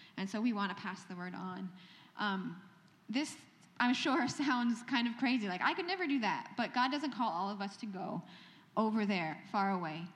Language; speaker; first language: English; native; English